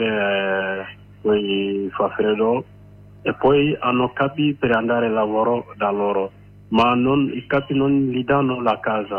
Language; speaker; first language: Italian; non-native, learner; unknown